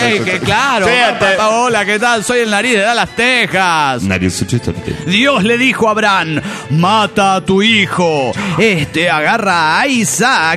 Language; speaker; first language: Spanish; native; Spanish